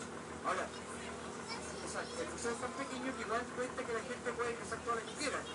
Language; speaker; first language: Spanish; native; Spanish